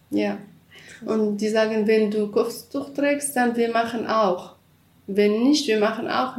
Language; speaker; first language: German; non-native, learner; Kurdish